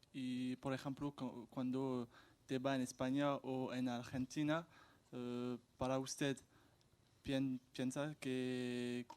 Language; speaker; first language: Spanish; non-native, learner; French